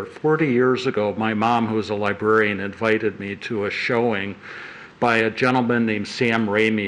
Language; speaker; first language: English; native; English